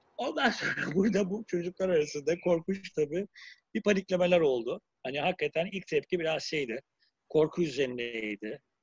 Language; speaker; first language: Turkish; native; Turkish